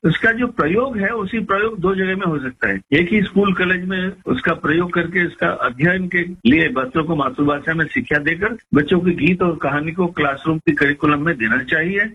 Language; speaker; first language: Hindi; non-native, local second language; Odia